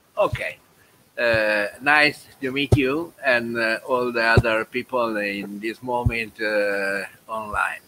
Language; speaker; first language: English; non-native, learner; Italian